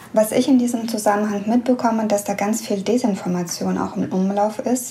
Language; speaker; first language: German; early bilingual, other home language; Russian